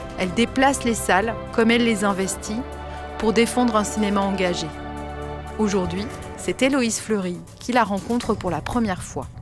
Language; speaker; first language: French; native; French